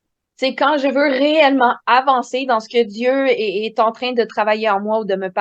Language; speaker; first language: French; native; French